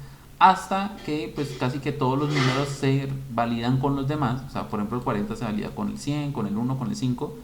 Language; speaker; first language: Spanish; native; Spanish